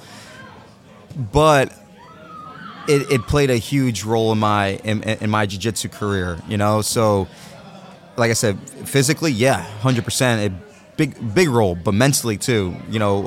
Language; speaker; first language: English; native; English